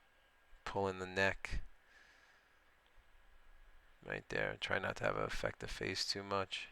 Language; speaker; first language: English; native; English